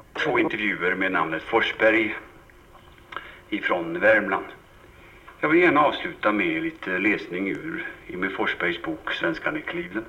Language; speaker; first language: Swedish; native; Swedish